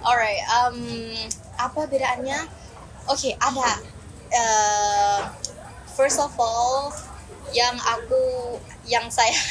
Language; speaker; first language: Indonesian; non-native, learner; Thai